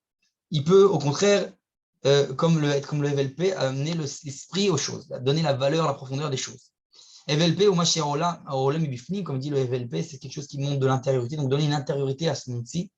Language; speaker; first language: French; native; French